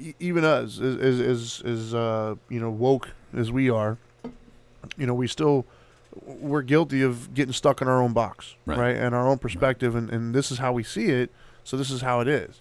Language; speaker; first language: English; native; English